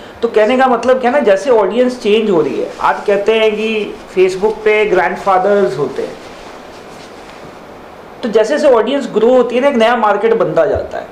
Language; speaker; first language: Hindi; native; Hindi